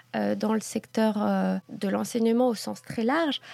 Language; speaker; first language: French; native; French